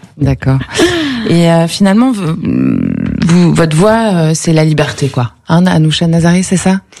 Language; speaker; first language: French; native; French